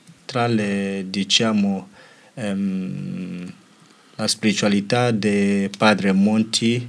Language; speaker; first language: Italian; non-native, learner; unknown